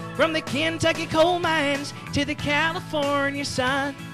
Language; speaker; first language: English; native; English